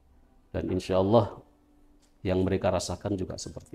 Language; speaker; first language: Indonesian; non-native, local second language; Javanese